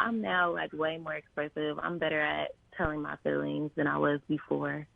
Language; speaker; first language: English; native; English